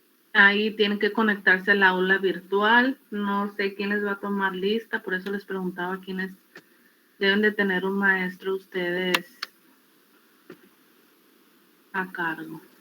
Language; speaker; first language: Spanish; native; Spanish